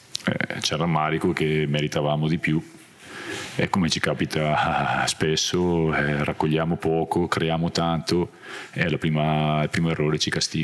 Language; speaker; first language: Italian; native; Italian